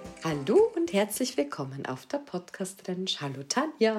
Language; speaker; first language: German; native; German